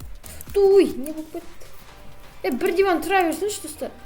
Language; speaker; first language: Kazakh; native; Kazakh